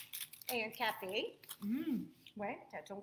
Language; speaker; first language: French; non-native, fluent; English